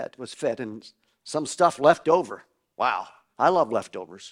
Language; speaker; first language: English; native; English